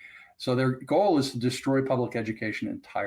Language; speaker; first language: English; native; English